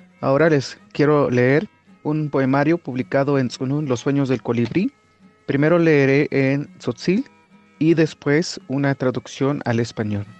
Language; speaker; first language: Spanish; non-native, local second language; Tzotzil